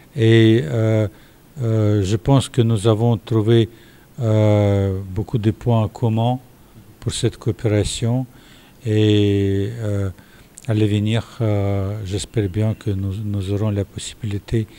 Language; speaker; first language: French; non-native, fluent; Russian